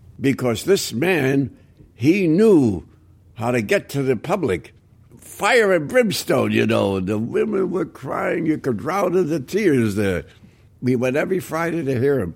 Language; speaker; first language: English; native; English